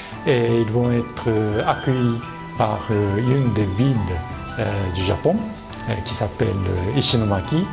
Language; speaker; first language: French; non-native, fluent; Japanese